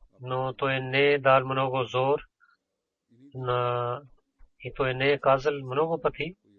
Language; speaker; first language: Bulgarian; non-native, learner; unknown